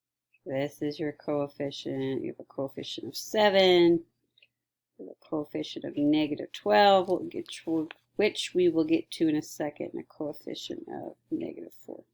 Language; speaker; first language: English; native; English